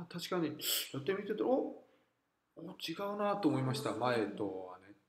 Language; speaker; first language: Japanese; non-native, fluent; Korean